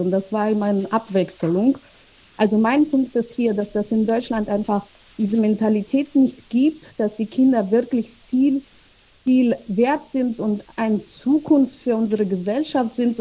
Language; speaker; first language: German; non-native, fluent; Georgian